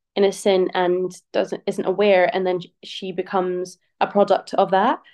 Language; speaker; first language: English; native; English